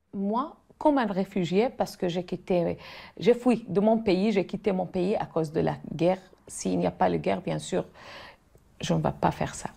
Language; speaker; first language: French; non-native, fluent; Arabic